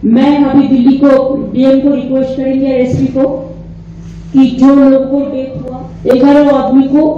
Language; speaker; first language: Hindi; non-native, local second language; Bangla